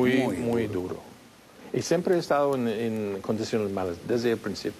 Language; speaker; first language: Spanish; non-native, fluent; English